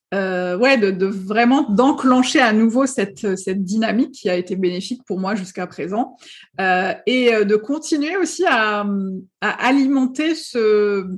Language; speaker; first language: French; non-native, local second language; Arabic